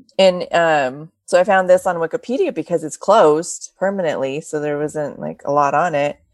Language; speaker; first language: English; native; English